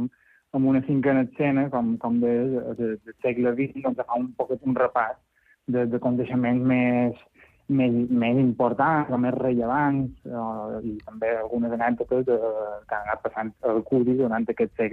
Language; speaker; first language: Catalan; native; Catalan